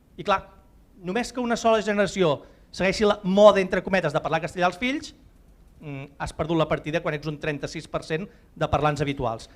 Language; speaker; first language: Catalan; native; Catalan